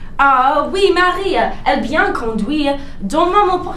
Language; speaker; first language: French; non-native, learner; English